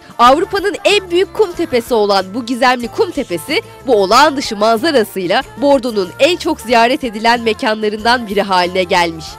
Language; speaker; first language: Turkish; native; Turkish